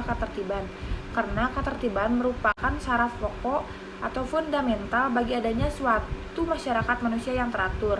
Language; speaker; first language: Indonesian; native; Indonesian